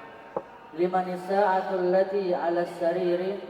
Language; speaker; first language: Indonesian; native; Indonesian